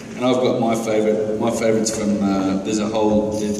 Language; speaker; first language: English; native; English